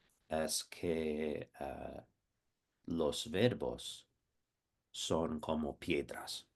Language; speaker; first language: Spanish; non-native, fluent; English